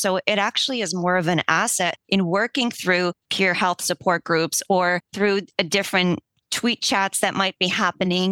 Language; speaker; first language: English; early bilingual, other home language; Polish